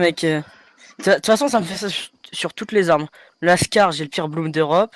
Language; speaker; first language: French; native; French